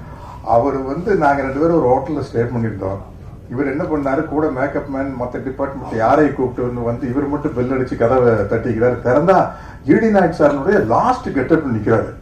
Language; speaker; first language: Tamil; native; Tamil